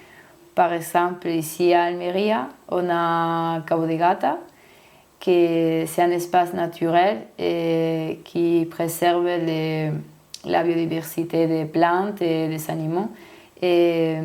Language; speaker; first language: French; non-native, learner; Spanish